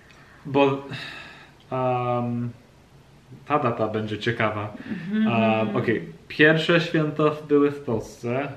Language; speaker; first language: Polish; non-native, learner; English